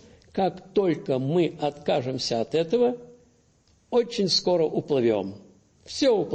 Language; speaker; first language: Russian; native; Russian